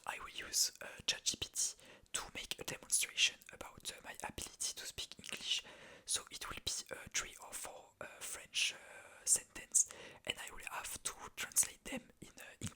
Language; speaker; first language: English; non-native, learner; French